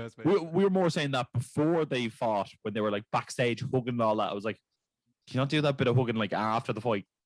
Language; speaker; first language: English; native; English